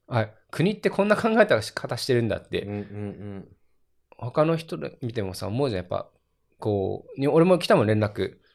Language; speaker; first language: Japanese; native; Japanese